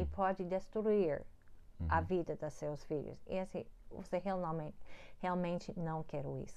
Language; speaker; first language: Portuguese; non-native, learner; English